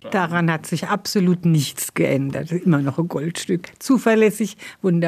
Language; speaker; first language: German; native; German